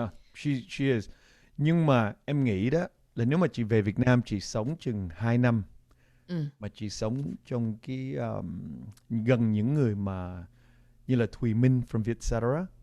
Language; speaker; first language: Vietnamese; early bilingual, heritage; English